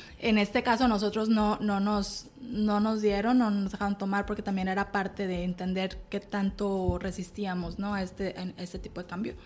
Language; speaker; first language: Spanish; native; Spanish